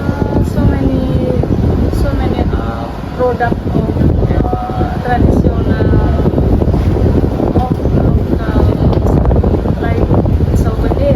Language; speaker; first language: English; non-native, learner; Indonesian